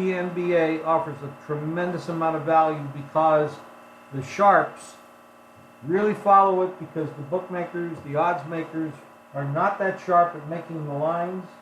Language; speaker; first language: English; native; English